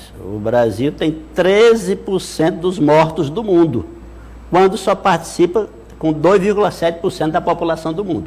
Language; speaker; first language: Portuguese; native; Portuguese